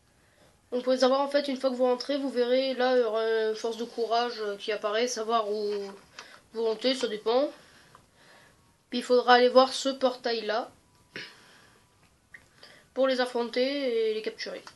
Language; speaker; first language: French; native; French